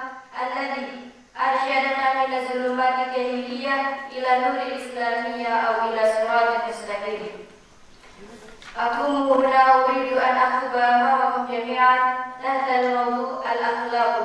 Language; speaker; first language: Arabic; non-native, learner; Indonesian